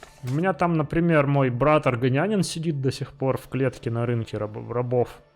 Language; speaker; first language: Russian; native; Russian